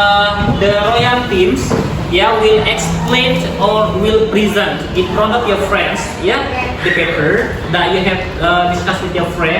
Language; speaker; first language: English; non-native, fluent; Indonesian